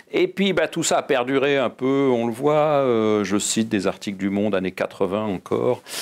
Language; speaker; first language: French; native; French